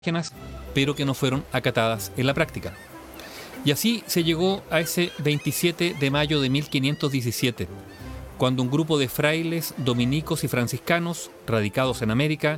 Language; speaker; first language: Spanish; native; Spanish